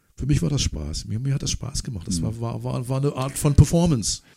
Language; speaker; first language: German; non-native, local second language; English